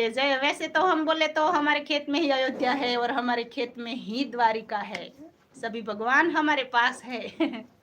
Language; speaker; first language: Hindi; non-native, local second language; Gujarati